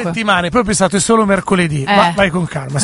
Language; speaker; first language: Italian; native; Italian